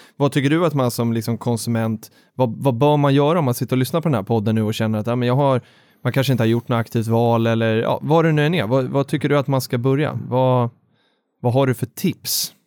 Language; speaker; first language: Swedish; native; Swedish